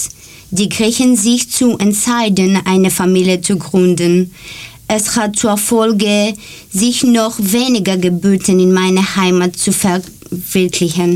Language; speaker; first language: German; non-native, learner; Greek